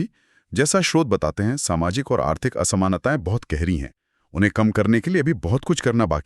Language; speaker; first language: Hindi; native; Hindi